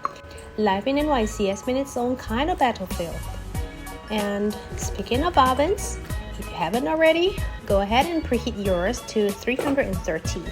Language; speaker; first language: English; non-native, local second language; Indonesian